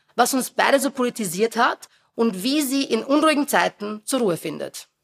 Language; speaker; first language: German; native; German